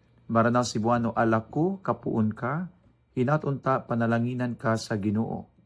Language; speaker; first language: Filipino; non-native, local second language; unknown